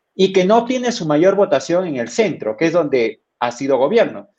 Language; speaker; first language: Spanish; native; Spanish